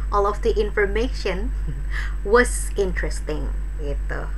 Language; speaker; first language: English; non-native, fluent; Indonesian